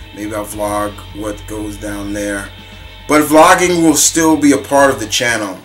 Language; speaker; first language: English; native; English